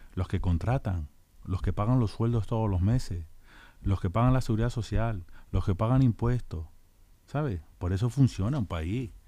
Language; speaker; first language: Spanish; native; Spanish